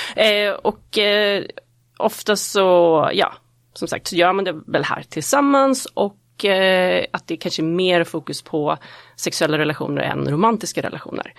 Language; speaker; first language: Swedish; native; Swedish